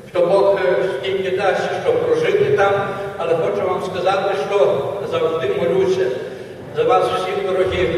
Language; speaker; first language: Ukrainian; non-native, fluent; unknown